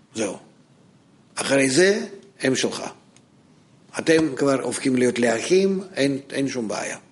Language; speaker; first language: Hebrew; non-native, fluent; Russian